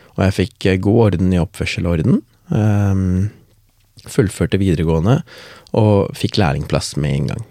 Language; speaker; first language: Norwegian; non-native, local second language; Tamil